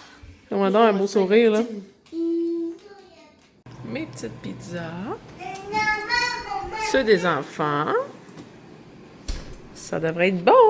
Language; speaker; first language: French; native; French